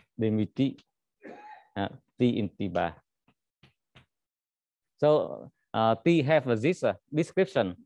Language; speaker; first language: English; non-native, learner; Vietnamese